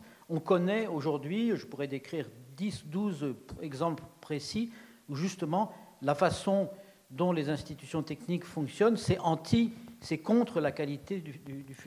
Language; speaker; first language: French; native; French